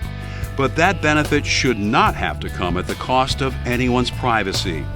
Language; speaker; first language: English; native; English